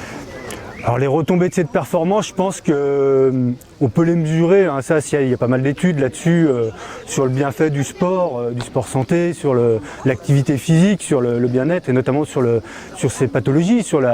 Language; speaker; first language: French; native; French